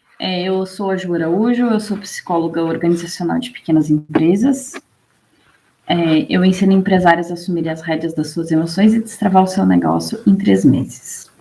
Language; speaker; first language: Portuguese; native; Portuguese